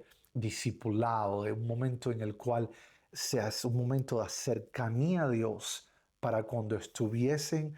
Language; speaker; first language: Spanish; native; Spanish